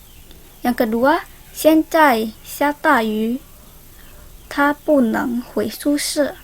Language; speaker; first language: Chinese; non-native, learner; Indonesian